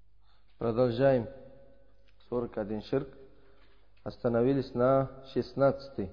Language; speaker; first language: Russian; non-native, learner; Uzbek